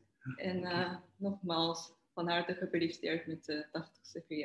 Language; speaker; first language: Dutch; non-native, fluent; Japanese